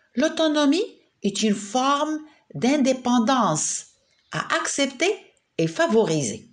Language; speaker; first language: French; non-native, local second language; Arabic